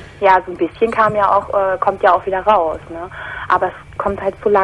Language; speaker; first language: German; native; German